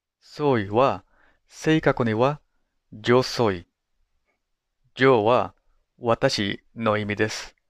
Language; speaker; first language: Japanese; non-native, fluent; Spanish